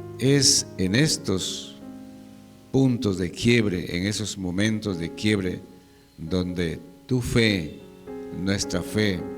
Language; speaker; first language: Spanish; native; Spanish